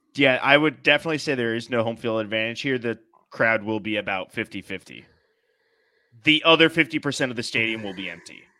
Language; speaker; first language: English; native; English